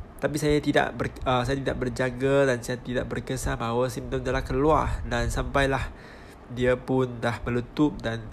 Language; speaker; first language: Malay; non-native, local second language; Chinese